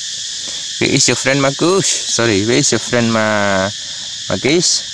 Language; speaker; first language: English; non-native, learner; Khmer